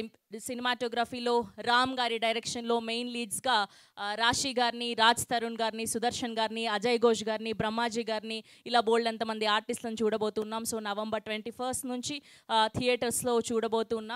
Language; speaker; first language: Telugu; native; Telugu